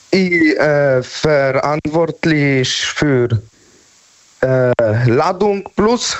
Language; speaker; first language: German; non-native, learner; Polish